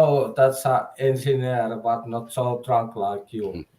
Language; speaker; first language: English; non-native, learner; Finnish